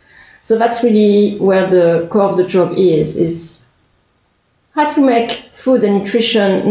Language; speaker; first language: English; non-native, fluent; French